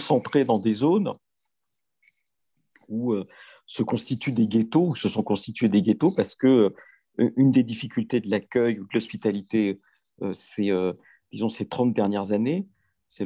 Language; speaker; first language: French; native; French